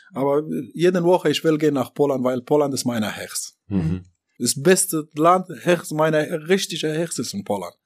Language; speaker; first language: German; non-native, learner; Persian